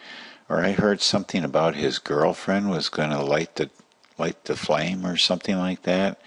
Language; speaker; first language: English; native; English